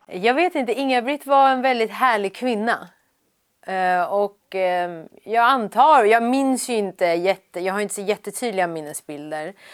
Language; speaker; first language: Swedish; early bilingual, other home language; Persian